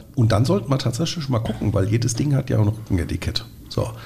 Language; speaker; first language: German; native; German